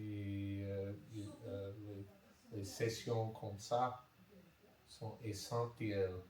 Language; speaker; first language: French; non-native, learner; English